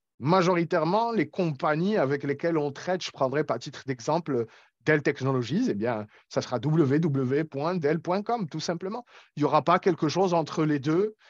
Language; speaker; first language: French; non-native, local second language; Arabic